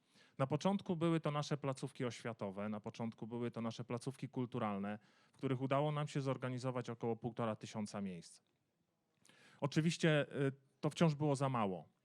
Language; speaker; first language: Polish; native; Polish